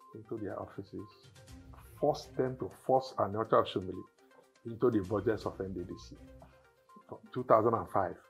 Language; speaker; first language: English; non-native, local second language; Igbo